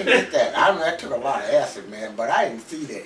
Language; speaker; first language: English; native; English